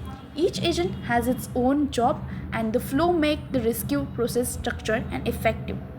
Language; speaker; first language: English; non-native, learner; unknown